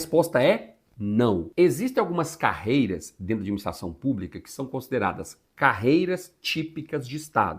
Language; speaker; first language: Portuguese; native; Portuguese